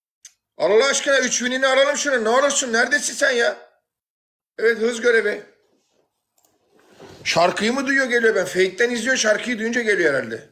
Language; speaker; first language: Turkish; native; Turkish